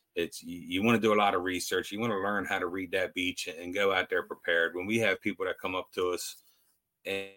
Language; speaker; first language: English; native; English